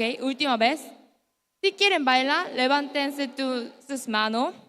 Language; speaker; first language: Spanish; non-native, learner; Korean